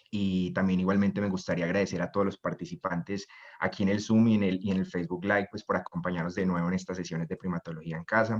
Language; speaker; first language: Spanish; native; Spanish